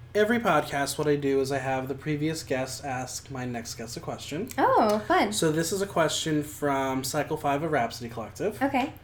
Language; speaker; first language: English; native; English